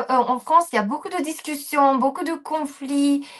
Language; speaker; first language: French; non-native, fluent; Japanese